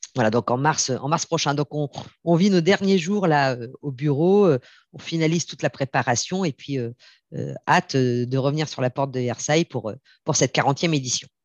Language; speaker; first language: French; native; French